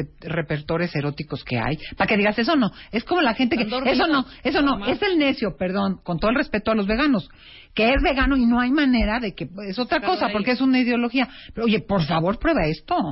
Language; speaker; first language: Spanish; native; Spanish